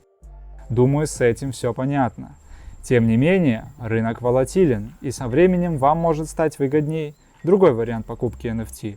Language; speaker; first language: Russian; native; Russian